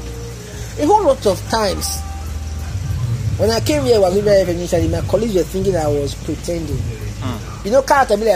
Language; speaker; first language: English; non-native, local second language; Nigerian Pidgin